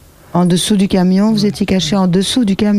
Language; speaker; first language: French; native; French